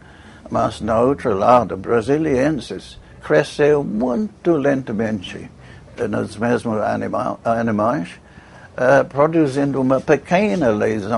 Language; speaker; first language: Portuguese; non-native, fluent; English